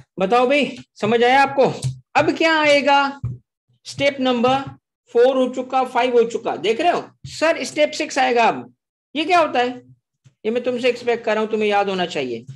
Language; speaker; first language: Urdu; non-native, local second language; Sindhi